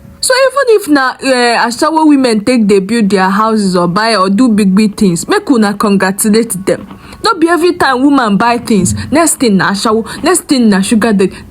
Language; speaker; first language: Nigerian Pidgin; native; Nigerian Pidgin